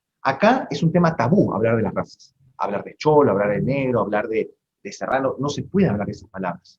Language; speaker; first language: Spanish; native; Spanish